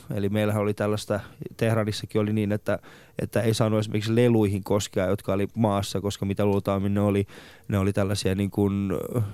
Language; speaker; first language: Finnish; early bilingual, other home language; Persian